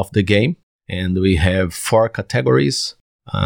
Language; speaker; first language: English; non-native, learner; Portuguese